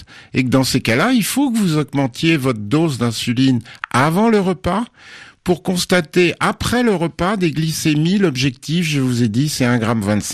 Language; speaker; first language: French; native; French